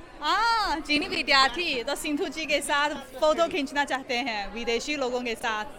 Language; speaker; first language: Hindi; non-native, fluent; Chinese